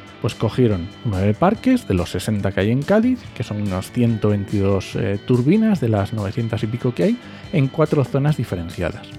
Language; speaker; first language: Spanish; native; Spanish